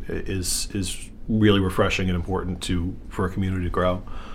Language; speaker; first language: English; native; English